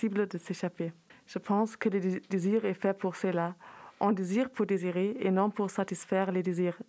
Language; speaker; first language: French; non-native, fluent; German